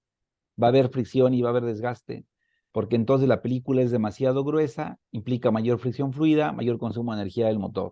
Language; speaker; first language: Spanish; native; Spanish